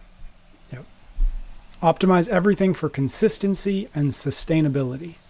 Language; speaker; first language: English; native; English